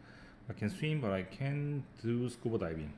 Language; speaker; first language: English; non-native, fluent; Korean